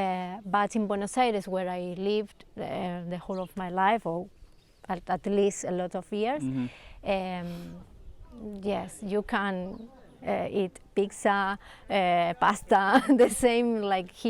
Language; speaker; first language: English; non-native, learner; Spanish